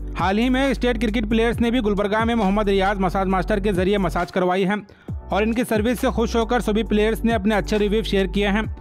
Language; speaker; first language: Hindi; non-native, local second language; Urdu